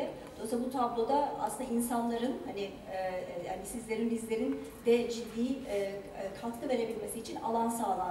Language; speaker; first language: Turkish; native; Turkish